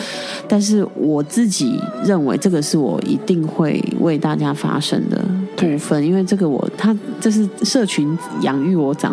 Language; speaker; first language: Chinese; native; Chinese